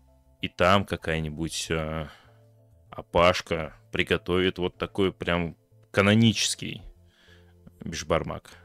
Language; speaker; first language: Russian; native; Russian